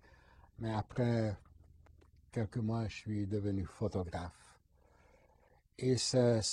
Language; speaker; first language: French; non-native, fluent; Hungarian